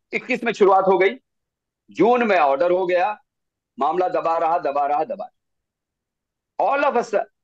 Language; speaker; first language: Hindi; native; Hindi